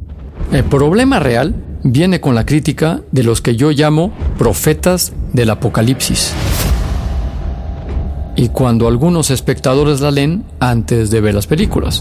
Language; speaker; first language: Spanish; native; Spanish